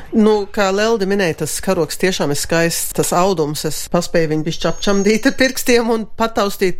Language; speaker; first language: Latvian; early bilingual, heritage; Latvian